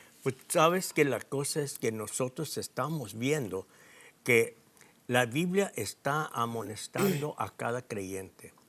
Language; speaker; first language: Spanish; non-native, fluent; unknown